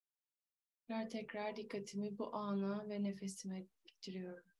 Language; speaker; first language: Turkish; native; Turkish